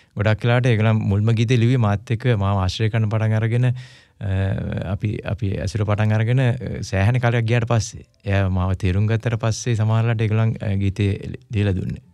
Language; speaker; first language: Sinhala; non-native, local second language; Tamil